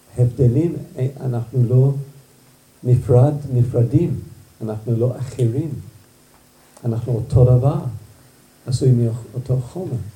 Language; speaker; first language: Hebrew; non-native, fluent; English